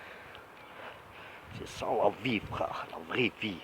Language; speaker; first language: French; non-native, local second language; Arabic